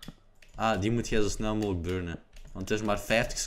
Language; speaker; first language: Dutch; native; Dutch